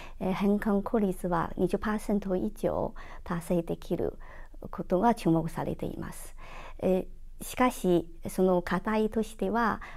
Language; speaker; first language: Japanese; non-native, fluent; Chinese